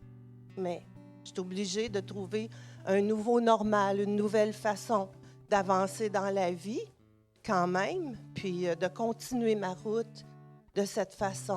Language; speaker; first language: French; native; French